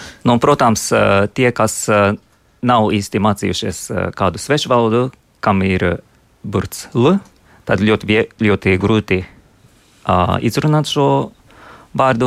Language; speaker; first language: Latvian; non-native, fluent; Japanese